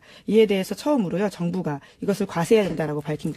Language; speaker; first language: Korean; native; Korean